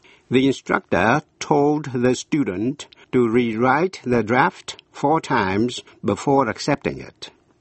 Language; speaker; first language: English; non-native, fluent; Vietnamese